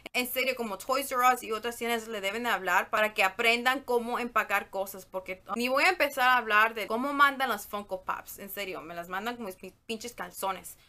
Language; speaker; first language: Spanish; early bilingual, heritage; Spanish